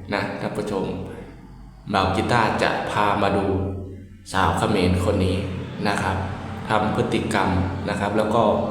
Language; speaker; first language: Thai; native; Thai